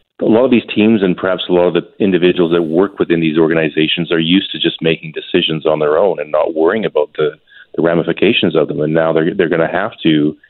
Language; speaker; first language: English; native; English